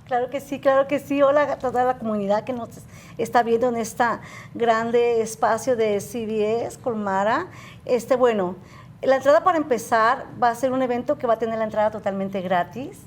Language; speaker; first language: Spanish; native; Spanish